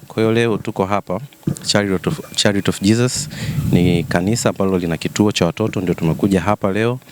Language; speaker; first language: Swahili; native; Swahili